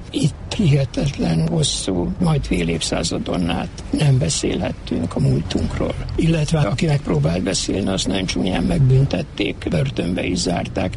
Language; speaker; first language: Hungarian; native; Hungarian